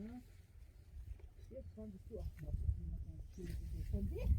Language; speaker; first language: German; non-native, learner; Arabic